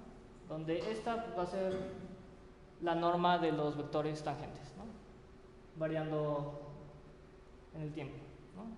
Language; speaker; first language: Spanish; native; Spanish